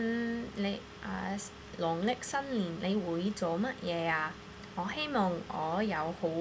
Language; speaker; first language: Cantonese; non-native, learner; English